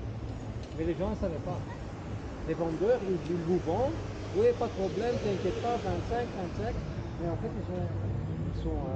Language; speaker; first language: French; non-native, local second language; Dutch